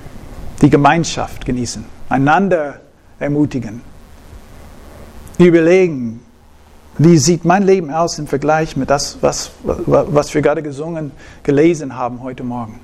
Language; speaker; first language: German; non-native, fluent; English